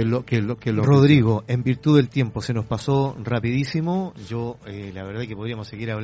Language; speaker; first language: Spanish; native; Spanish